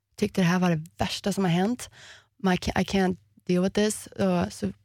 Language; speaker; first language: Swedish; early bilingual, heritage; Swedish